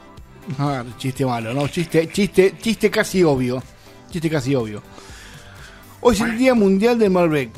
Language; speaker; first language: Spanish; native; Spanish